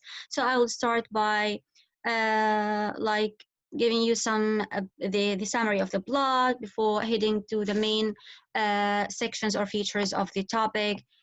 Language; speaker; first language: English; non-native, fluent; Arabic